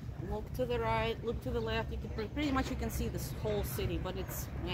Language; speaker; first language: English; non-native, fluent; Russian